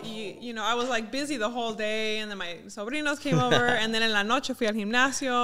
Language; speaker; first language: English; early bilingual, other home language; Spanish